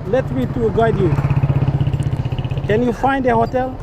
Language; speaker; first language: English; non-native, learner; Persian